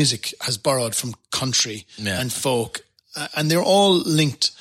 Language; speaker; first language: English; native; English